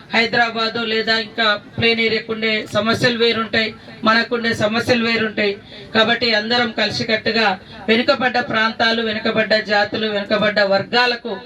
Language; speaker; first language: Telugu; native; Telugu